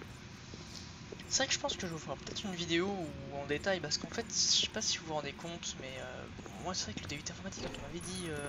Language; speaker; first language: French; native; French